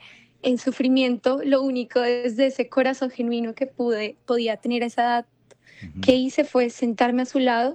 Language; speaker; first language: Spanish; native; Spanish